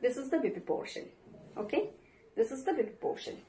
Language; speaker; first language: English; non-native, local second language; Bangla